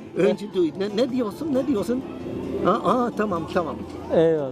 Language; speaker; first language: Turkish; non-native, learner; Dutch